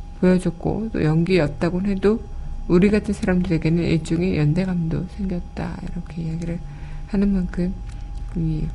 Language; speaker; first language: Korean; native; Korean